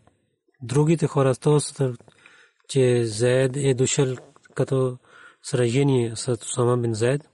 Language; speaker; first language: Bulgarian; non-native, learner; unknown